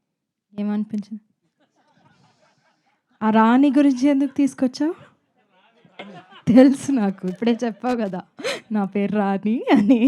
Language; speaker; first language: Telugu; non-native, fluent; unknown